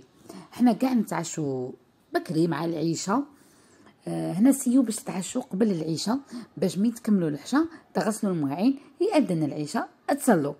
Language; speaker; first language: Arabic; native; Arabic